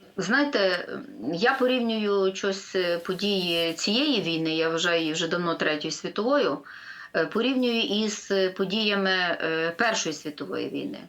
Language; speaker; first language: Ukrainian; native; Ukrainian